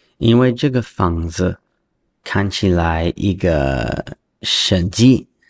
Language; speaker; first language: Chinese; non-native, learner; English